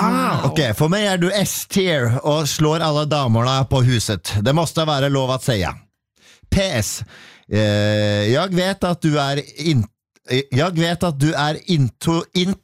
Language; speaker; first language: Swedish; non-native, learner; Norwegian